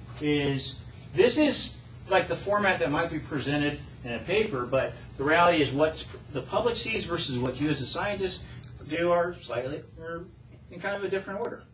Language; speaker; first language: English; native; English